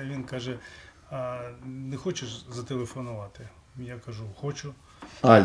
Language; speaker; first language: Ukrainian; non-native, local second language; Russian